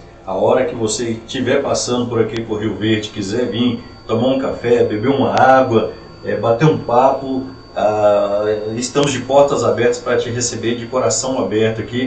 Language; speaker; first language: Portuguese; native; Portuguese